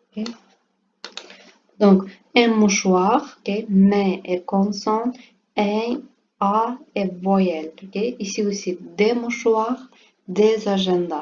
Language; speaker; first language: French; non-native, learner; Portuguese